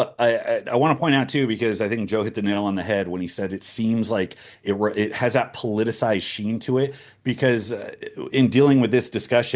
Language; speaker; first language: English; native; English